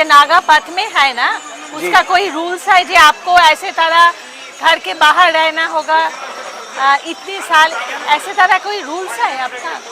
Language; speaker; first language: Hindi; non-native, local second language; Bangla